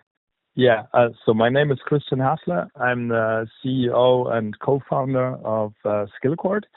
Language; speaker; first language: English; non-native, fluent; German